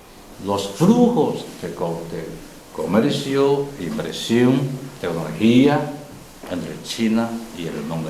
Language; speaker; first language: Spanish; non-native, learner; Chinese